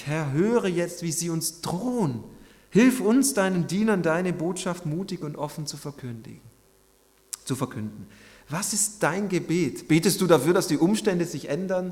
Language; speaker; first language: German; native; German